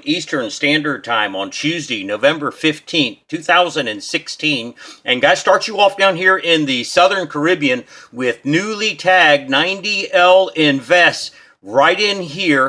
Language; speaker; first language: English; native; English